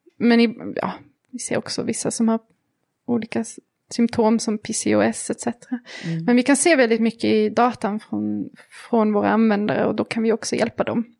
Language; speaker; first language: Swedish; native; Swedish